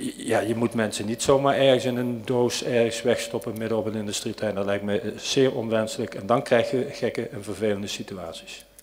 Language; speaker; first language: Dutch; native; Dutch